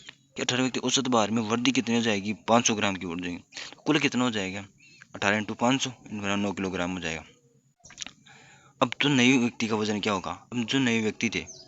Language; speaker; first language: Hindi; native; Hindi